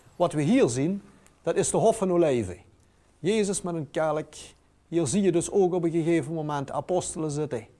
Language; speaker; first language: Dutch; native; Dutch